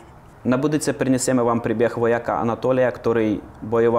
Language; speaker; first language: Slovak; non-native, fluent; Ukrainian